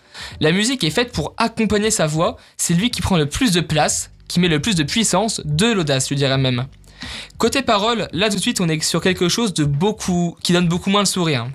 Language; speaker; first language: French; native; French